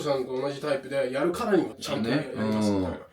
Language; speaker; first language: Japanese; non-native, fluent; English